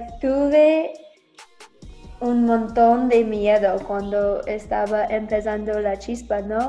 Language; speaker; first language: Spanish; non-native, learner; English